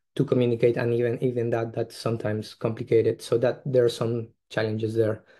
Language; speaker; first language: English; non-native, fluent; Spanish